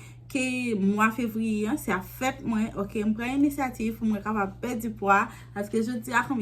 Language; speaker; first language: French; non-native, learner; Haitian Creole